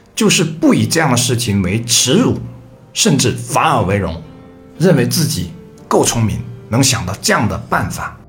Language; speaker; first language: Chinese; native; Chinese